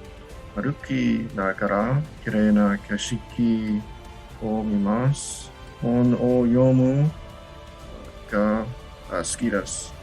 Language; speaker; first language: Japanese; non-native, learner; English